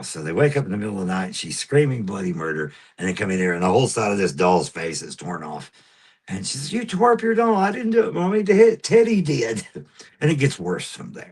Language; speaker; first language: English; native; English